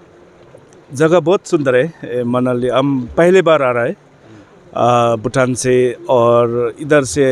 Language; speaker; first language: Hindi; non-native, fluent; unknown